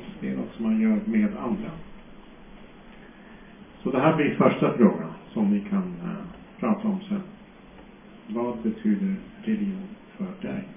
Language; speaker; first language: Swedish; non-native, fluent; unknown